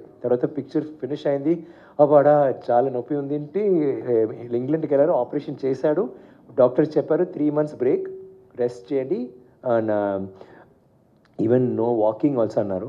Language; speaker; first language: Telugu; non-native, learner; Tamil